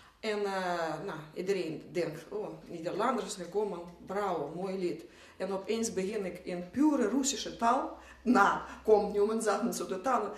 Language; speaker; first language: Dutch; non-native, fluent; Russian